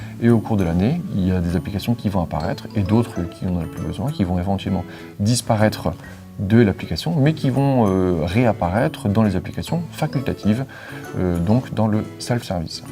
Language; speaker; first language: French; native; French